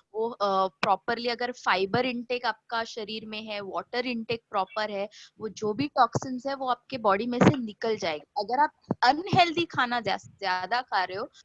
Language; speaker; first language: Hindi; non-native, local second language; Marathi